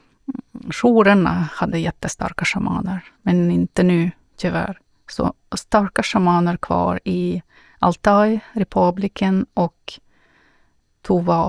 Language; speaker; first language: Swedish; non-native, learner; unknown